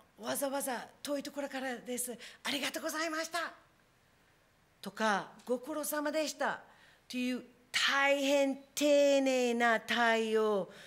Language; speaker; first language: Japanese; non-native, fluent; English